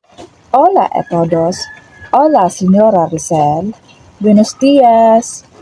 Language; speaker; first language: Spanish; non-native, learner; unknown